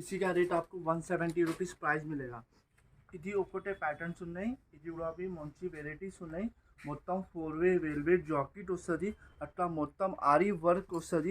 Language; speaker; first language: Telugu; non-native, local second language; Hindi